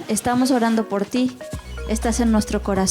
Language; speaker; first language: Spanish; native; Spanish